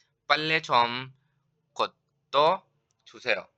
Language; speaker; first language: Korean; non-native, fluent; Urdu